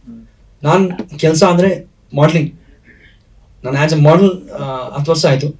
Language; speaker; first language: Kannada; non-native, learner; Hindi